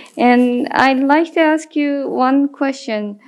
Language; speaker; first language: English; non-native, fluent; Japanese